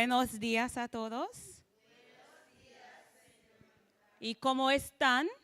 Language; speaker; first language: Spanish; non-native, fluent; English